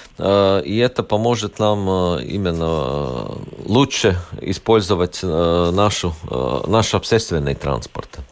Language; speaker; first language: Russian; non-native, local second language; Latvian